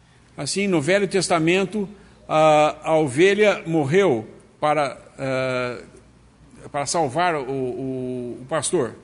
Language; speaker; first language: Portuguese; native; Portuguese